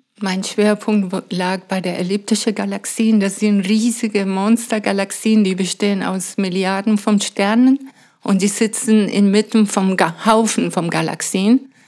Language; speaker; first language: German; non-native, fluent; Spanish